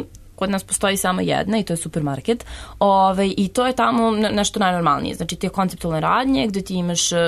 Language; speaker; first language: Serbian; native; Serbian